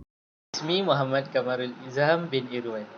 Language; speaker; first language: Arabic; non-native, learner; Malay